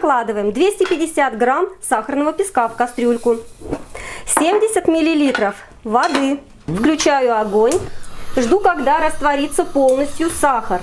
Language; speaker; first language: Russian; native; Russian